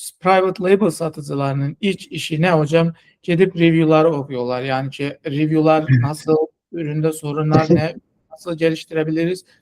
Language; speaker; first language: Turkish; non-native, fluent; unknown